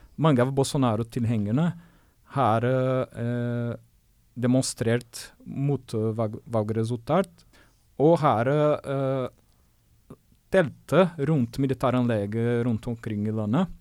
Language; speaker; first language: Norwegian; non-native, fluent; Portuguese